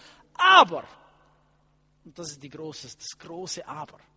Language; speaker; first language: German; non-native, fluent; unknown